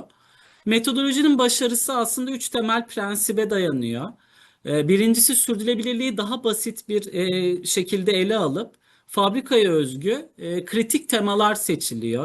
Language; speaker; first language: Turkish; native; Turkish